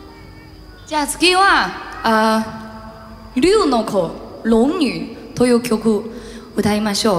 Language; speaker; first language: Japanese; non-native, learner; Chinese